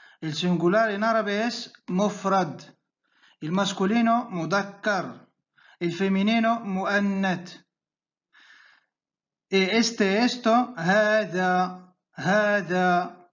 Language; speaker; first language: Spanish; non-native, fluent; Arabic